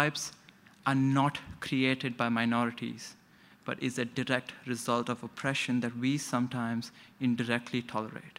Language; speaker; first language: English; non-native, local second language; Konkani